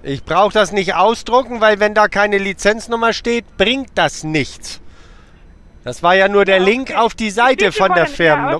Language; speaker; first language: German; native; German